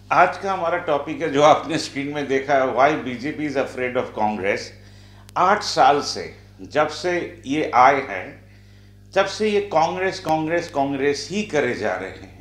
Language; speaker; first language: Hindi; non-native, local second language; Bangla